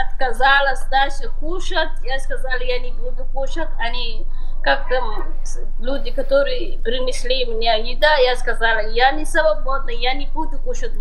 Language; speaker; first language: Russian; non-native, learner; Somali